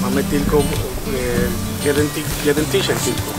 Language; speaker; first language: Polish; non-native, learner; Spanish